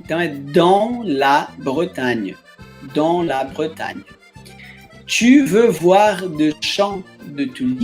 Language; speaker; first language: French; non-native, fluent; Portuguese